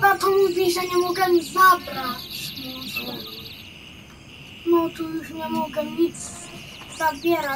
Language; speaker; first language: Polish; early bilingual, heritage; Polish